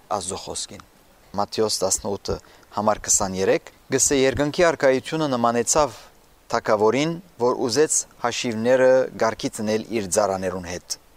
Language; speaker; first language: Armenian; early bilingual, heritage; Armenian